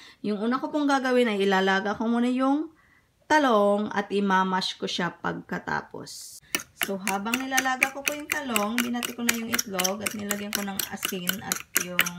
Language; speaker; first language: Filipino; non-native, local second language; Hiligaynon